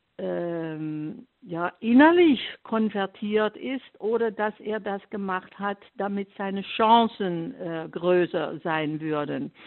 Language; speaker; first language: German; non-native, fluent; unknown